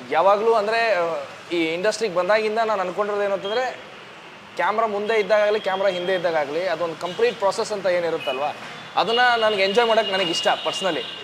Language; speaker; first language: Kannada; native; Kannada